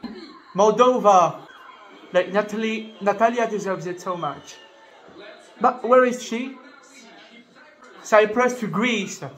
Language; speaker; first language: English; non-native, fluent; French